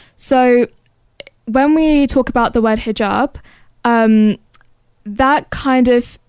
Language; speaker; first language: English; early bilingual, other home language; Arabic